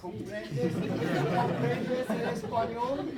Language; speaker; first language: Spanish; non-native, fluent; English